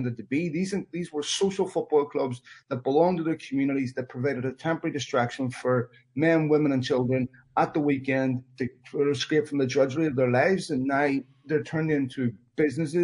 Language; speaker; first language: English; native; English